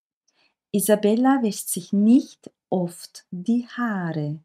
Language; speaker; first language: German; non-native, fluent; Turkish